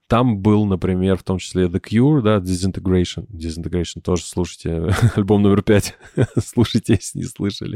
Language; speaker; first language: Russian; native; Russian